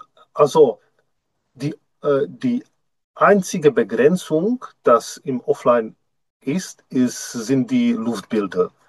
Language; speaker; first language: German; non-native, learner; Czech